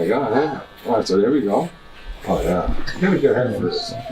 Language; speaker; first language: English; native; English